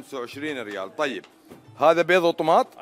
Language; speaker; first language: Arabic; native; Arabic